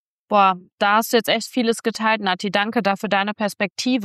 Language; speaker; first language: German; native; German